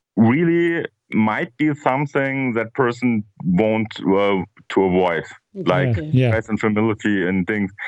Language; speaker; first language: English; non-native, fluent; German